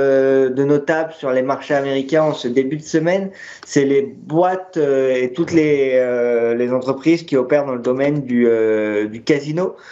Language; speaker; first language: French; native; French